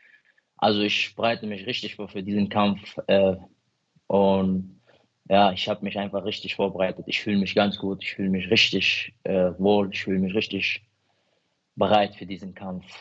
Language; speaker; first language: German; non-native, fluent; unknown